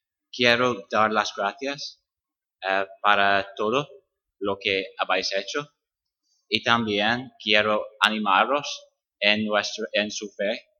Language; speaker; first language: Spanish; non-native, fluent; English